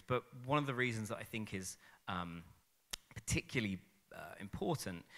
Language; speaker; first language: English; native; English